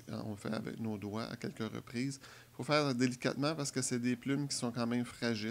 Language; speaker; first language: French; native; French